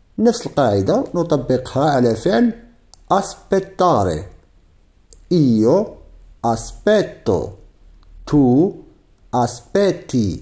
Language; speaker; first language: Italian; non-native, fluent; Arabic